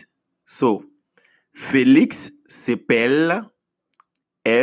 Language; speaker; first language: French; non-native, fluent; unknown